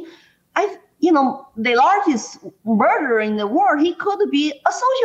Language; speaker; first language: English; non-native, fluent; Chinese